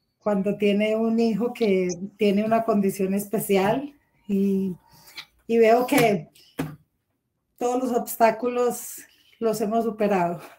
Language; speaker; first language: Spanish; native; Spanish